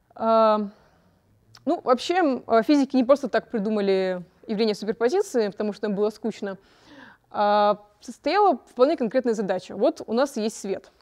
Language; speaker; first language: Russian; native; Russian